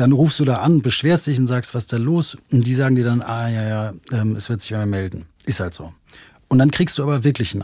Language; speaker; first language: German; native; German